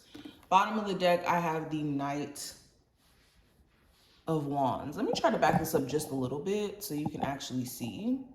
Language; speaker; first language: English; native; English